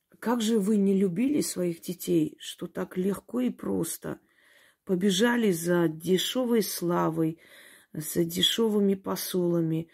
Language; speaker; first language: Russian; non-native, local second language; Armenian